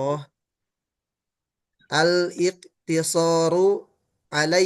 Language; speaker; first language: Arabic; non-native, learner; Indonesian